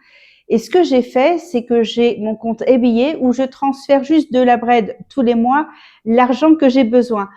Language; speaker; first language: French; native; French